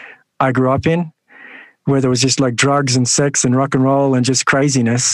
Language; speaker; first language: English; native; English